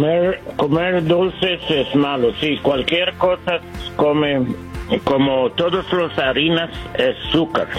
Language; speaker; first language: Spanish; non-native, learner; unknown